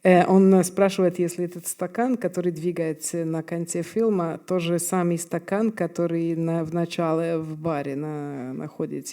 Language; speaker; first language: Russian; non-native, fluent; Serbian